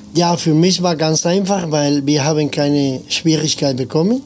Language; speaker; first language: German; non-native, learner; Spanish